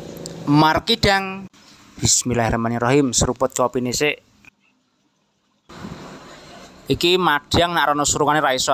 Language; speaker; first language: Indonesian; non-native, local second language; Javanese